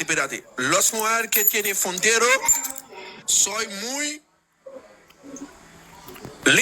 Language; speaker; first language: Spanish; non-native, learner; Haitian Creole